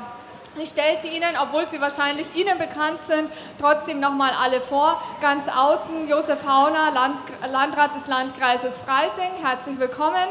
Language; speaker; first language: German; native; German